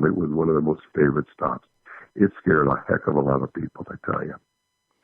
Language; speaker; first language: English; native; English